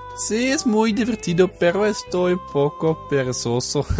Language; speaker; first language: Spanish; non-native, learner; Dutch